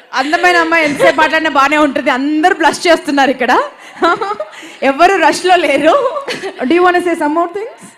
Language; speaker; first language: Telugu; native; Telugu